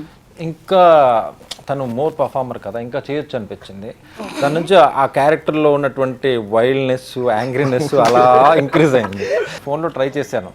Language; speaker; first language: Telugu; native; Telugu